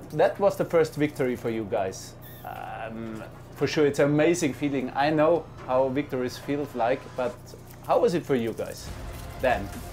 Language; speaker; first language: English; non-native, fluent; German